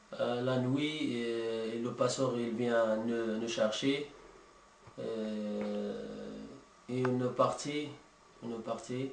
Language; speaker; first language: French; non-native, learner; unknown